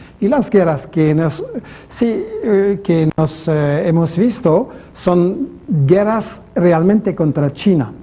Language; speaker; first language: Spanish; non-native, fluent; French